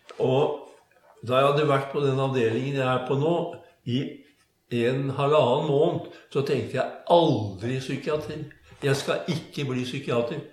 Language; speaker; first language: Norwegian; native; Norwegian